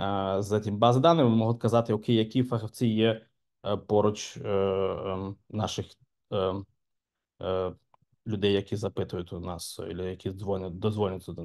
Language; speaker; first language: Ukrainian; non-native, local second language; Russian